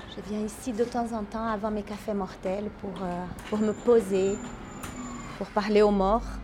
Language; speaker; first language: French; non-native, fluent; Portuguese